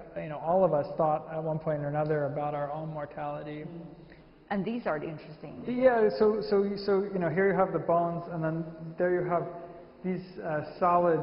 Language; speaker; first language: English; native; English